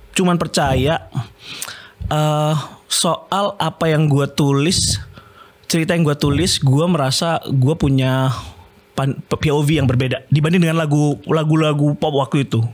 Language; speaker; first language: Indonesian; native; Indonesian